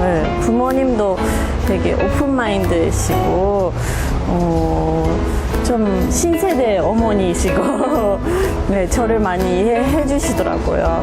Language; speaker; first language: Korean; non-native, fluent; English